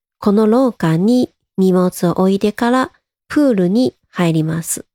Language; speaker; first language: Japanese; non-native, fluent; Chinese